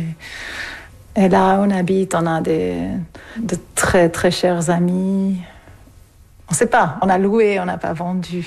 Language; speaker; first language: French; non-native, fluent; English